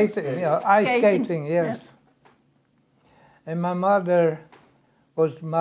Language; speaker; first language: English; non-native, learner; Swedish